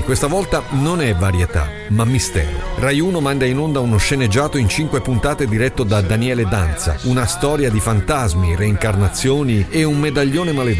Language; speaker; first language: Italian; native; Italian